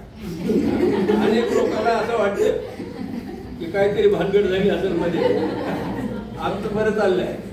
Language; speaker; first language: Marathi; non-native, local second language; Urdu